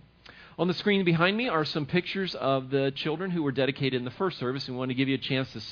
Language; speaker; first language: English; native; English